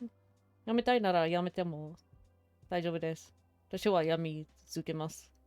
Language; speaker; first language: Japanese; non-native, learner; English